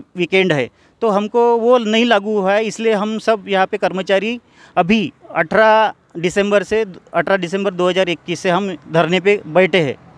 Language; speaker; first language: Hindi; non-native, local second language; Marathi